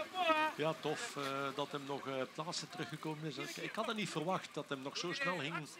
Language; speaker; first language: Dutch; native; Dutch